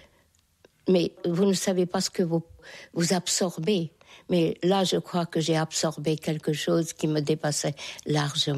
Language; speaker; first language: French; non-native, fluent; Hungarian